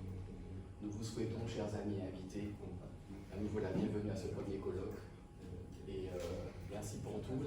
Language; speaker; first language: French; native; French